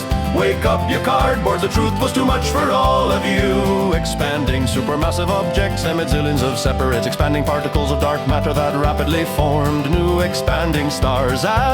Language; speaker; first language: English; non-native, fluent; Finnish